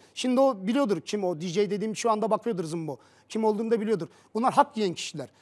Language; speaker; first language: Turkish; early bilingual, heritage; Turkish